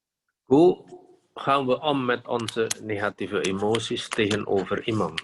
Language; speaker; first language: Dutch; non-native, fluent; Indonesian